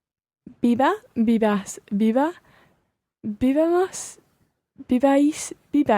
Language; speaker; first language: Spanish; non-native, learner; English